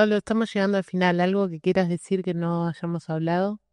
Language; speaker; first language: Spanish; native; Spanish